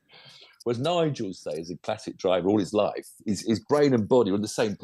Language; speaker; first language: English; native; English